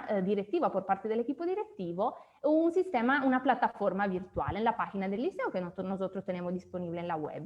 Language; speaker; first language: Spanish; native; Spanish